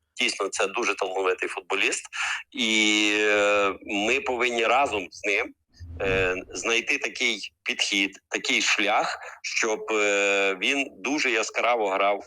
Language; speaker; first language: Ukrainian; native; Ukrainian